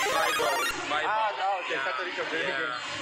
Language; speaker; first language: English; non-native, learner; French